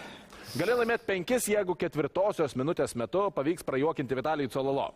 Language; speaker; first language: Lithuanian; native; Lithuanian